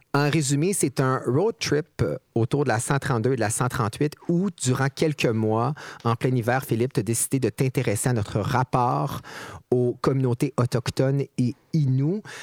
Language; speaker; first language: French; native; French